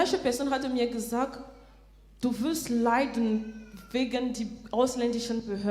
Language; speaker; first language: German; non-native, fluent; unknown